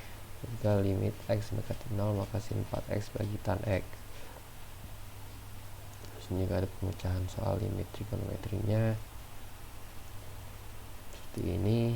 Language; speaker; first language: Indonesian; native; Indonesian